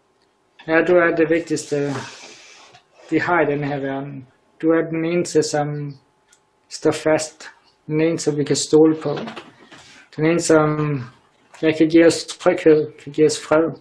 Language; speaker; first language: Danish; native; Danish